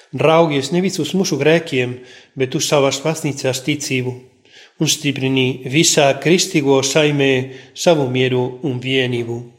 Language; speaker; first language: Latvian; non-native, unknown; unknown